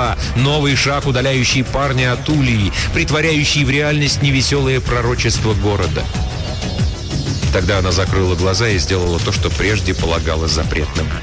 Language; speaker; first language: Russian; native; Russian